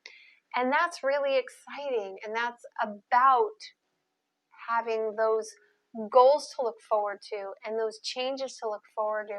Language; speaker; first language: English; native; English